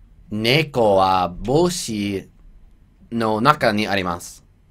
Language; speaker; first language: Japanese; non-native, learner; English